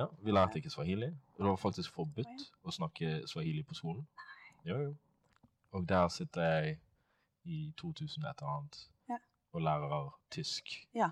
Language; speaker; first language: Norwegian; non-native, fluent; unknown